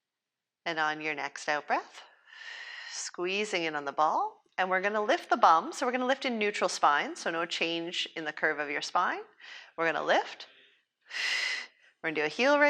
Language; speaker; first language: English; native; English